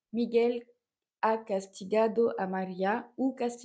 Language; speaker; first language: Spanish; non-native, learner; French